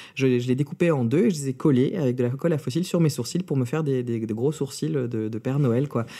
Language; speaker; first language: French; early bilingual, other home language; Russian